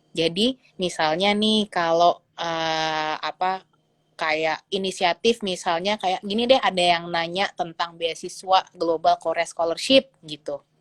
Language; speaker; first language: Indonesian; native; Indonesian